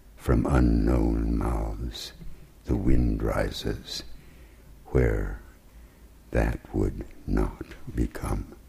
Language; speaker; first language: English; native; English